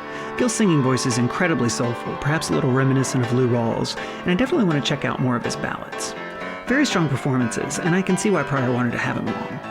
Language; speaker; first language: English; native; English